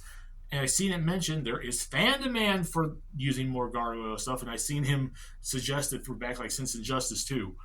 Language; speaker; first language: English; native; English